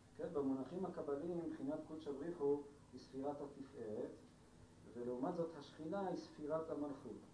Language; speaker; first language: Hebrew; non-native, fluent; Spanish